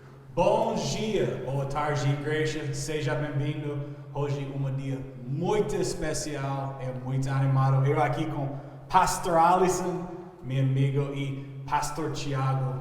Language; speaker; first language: Portuguese; non-native, learner; English